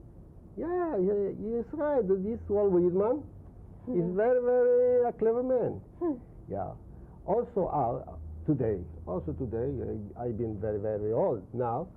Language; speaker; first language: English; non-native, learner; Spanish